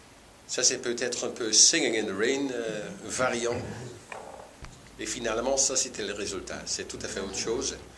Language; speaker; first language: French; non-native, learner; Dutch